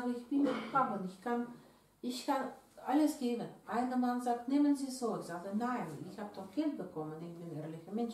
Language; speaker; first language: German; non-native, learner; Russian